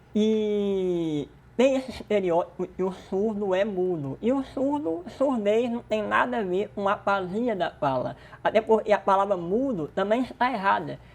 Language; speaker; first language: Portuguese; non-native, local second language; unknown